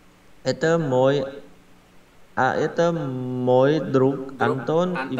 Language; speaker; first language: Russian; non-native, learner; Vietnamese